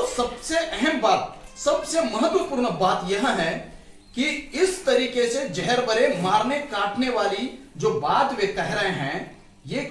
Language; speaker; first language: Hindi; native; Hindi